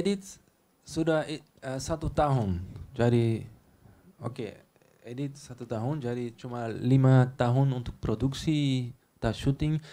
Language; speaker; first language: Indonesian; non-native, learner; Dutch